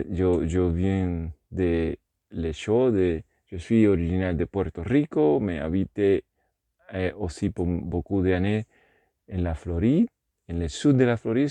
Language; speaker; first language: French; non-native, learner; Spanish